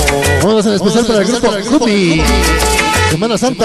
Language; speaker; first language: Spanish; native; Spanish